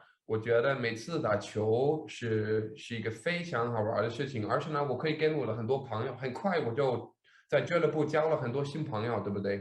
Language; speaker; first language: Chinese; non-native, fluent; Danish